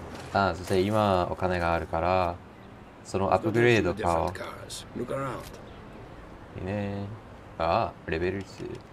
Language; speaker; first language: Japanese; non-native, learner; English